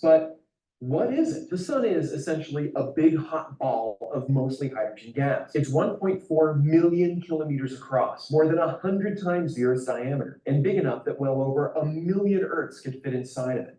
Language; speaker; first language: English; native; English